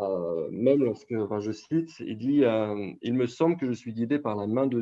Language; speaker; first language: French; native; French